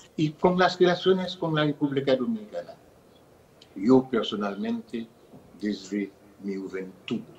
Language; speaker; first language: Spanish; non-native, fluent; Haitian Creole